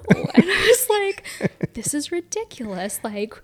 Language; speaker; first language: English; native; English